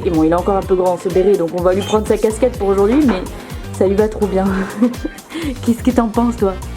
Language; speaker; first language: French; native; French